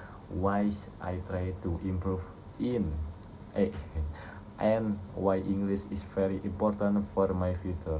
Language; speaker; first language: English; non-native, learner; Indonesian